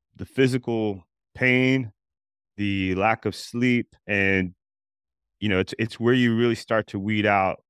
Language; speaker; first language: English; native; English